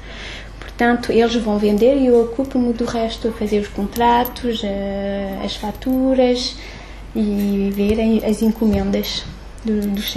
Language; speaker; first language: Portuguese; early bilingual, heritage; French